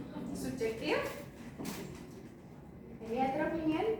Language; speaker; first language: English; non-native, learner; Indonesian